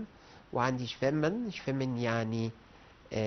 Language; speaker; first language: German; non-native, fluent; Arabic